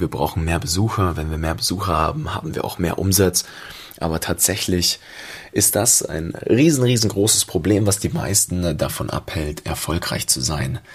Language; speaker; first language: German; native; German